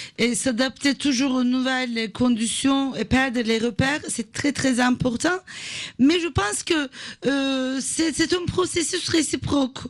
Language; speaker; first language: French; non-native, fluent; Turkish